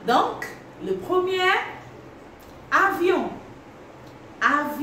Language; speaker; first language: French; non-native, fluent; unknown